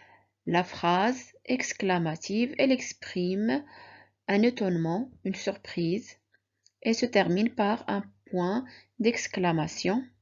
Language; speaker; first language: French; non-native, local second language; Arabic